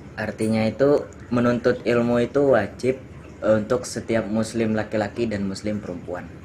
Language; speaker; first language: Indonesian; non-native, local second language; Javanese